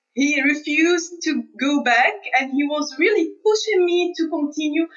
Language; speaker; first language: English; non-native, fluent; Arabic